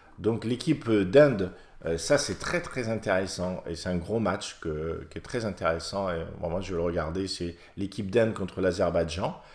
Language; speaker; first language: French; native; French